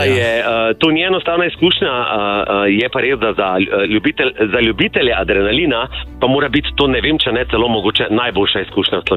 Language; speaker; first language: Slovenian; native; Slovenian